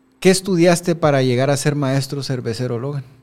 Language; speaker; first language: Spanish; native; Spanish